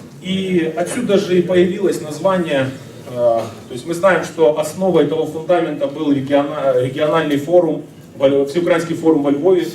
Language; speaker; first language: Russian; native; Russian